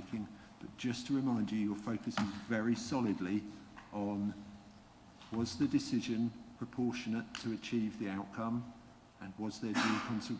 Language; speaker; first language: English; native; English